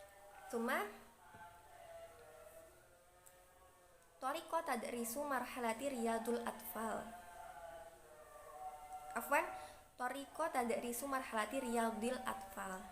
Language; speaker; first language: Arabic; non-native, learner; Indonesian